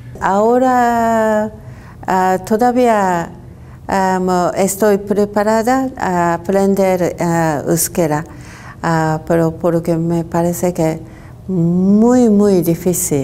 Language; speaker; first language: Spanish; non-native, learner; Japanese